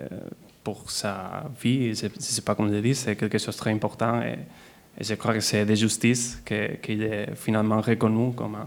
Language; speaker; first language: French; non-native, fluent; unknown